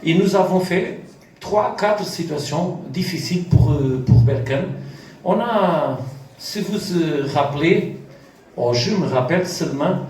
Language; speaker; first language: French; non-native, learner; Portuguese